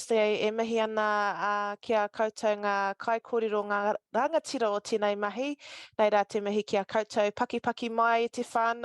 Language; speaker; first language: Māori; non-native, local second language; English